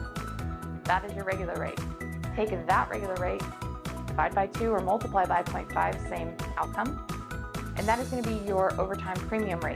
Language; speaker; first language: English; native; English